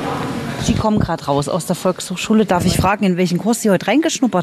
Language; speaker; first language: German; native; German